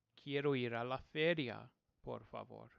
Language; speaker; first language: Spanish; non-native, fluent; English